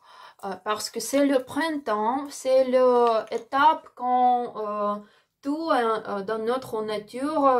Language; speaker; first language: French; non-native, learner; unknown